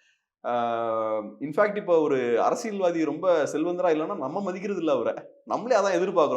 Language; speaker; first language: Tamil; native; Tamil